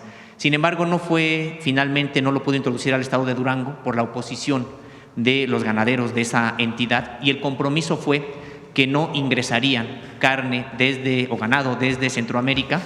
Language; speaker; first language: Spanish; native; Spanish